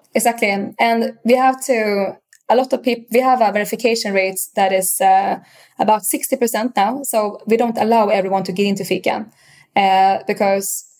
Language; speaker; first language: English; non-native, fluent; Swedish